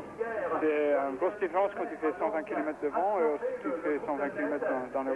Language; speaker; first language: French; non-native, fluent; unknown